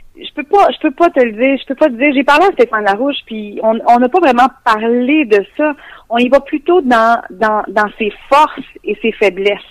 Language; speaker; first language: French; native; French